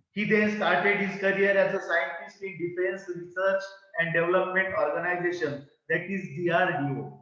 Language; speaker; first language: English; non-native, local second language; Marathi